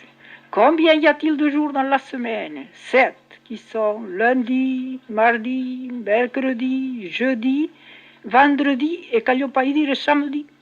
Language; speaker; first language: French; non-native, local second language; Occitan